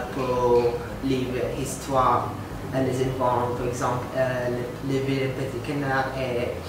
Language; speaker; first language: French; non-native, learner; Indonesian